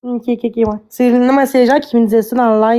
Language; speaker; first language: French; native; French